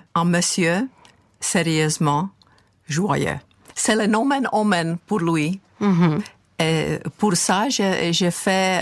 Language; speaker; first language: French; non-native, fluent; Czech